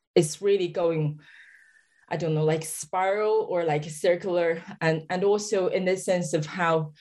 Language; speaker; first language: English; non-native, fluent; Chinese